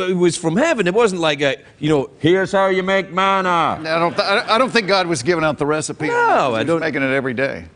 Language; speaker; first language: English; native; English